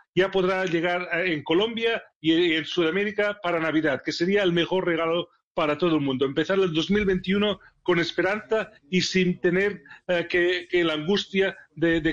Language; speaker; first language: Spanish; native; Spanish